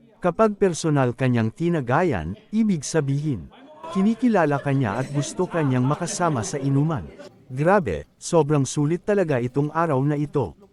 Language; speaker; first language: Filipino; native; Filipino